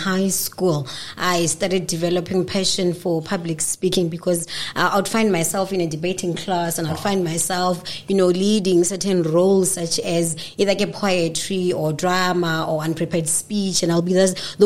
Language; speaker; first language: English; non-native, local second language; Northern Sotho